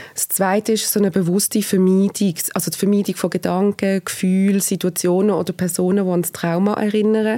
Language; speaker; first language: German; native; German